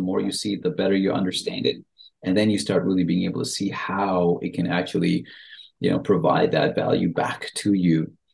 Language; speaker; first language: English; native; English